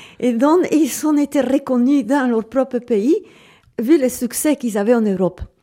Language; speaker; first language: French; non-native, fluent; Spanish